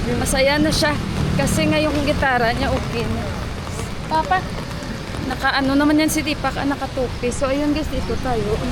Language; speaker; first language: Filipino; native; Filipino